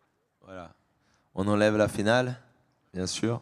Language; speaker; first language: French; non-native, fluent; Portuguese